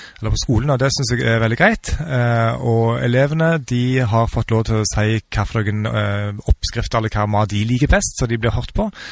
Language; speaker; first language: Norwegian; native; Norwegian